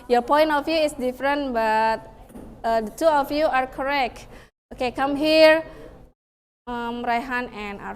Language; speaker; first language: English; non-native, fluent; Indonesian